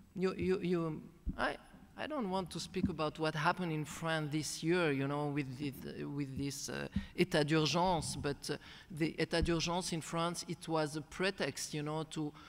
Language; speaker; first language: English; non-native, fluent; Arabic